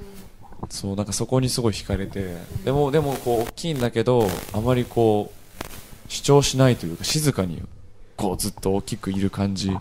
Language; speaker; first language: Japanese; native; Japanese